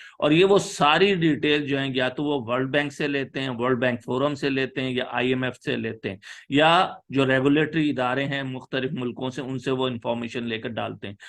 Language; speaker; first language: Urdu; native; Urdu